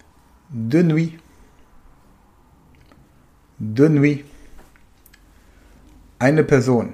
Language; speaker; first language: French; non-native, fluent; German